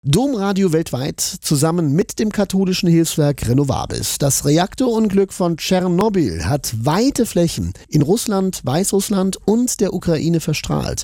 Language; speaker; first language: German; native; German